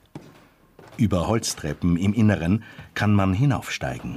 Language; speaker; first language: German; native; German